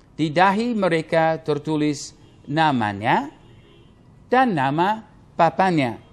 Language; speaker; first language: Indonesian; non-native, fluent; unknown